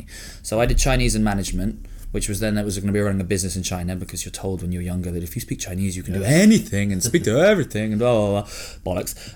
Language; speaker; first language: English; native; English